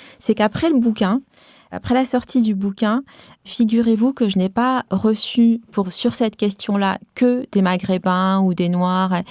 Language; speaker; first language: French; non-native, local second language; Arabic